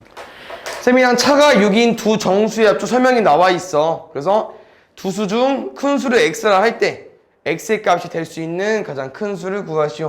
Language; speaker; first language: Korean; native; Korean